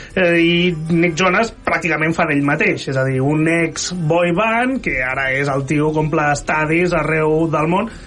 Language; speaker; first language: Catalan; native; Catalan